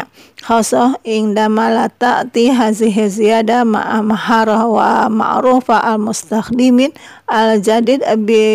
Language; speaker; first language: Arabic; non-native, fluent; Indonesian